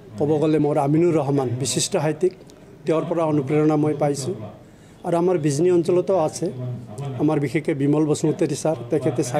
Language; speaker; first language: Assamese; non-native, local second language; Nepali